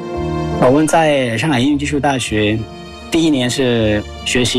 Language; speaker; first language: Chinese; non-native, fluent; Lao